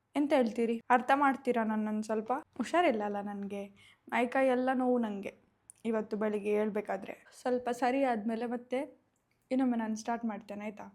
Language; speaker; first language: Kannada; non-native, local second language; Tulu